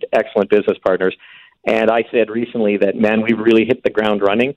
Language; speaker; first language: English; native; English